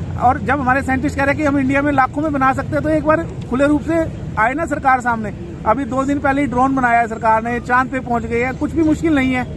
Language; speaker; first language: Hindi; native; Hindi